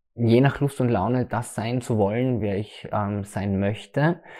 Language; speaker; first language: German; native; German